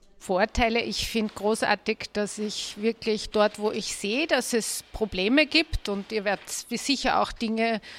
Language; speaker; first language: German; native; German